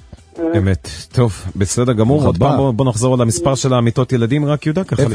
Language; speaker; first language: Hebrew; native; Hebrew